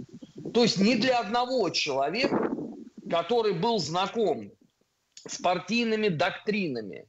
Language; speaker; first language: Russian; native; Russian